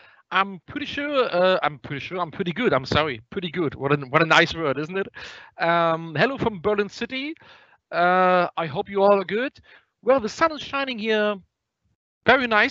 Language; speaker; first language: English; non-native, fluent; German